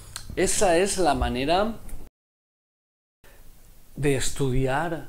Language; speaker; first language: Spanish; native; Spanish